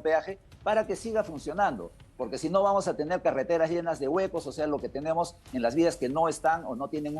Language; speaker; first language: Spanish; native; Spanish